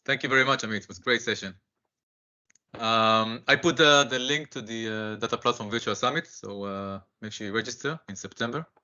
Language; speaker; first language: English; non-native, fluent; Hebrew